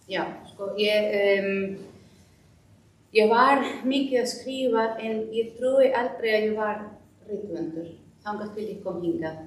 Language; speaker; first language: Icelandic; non-native, fluent; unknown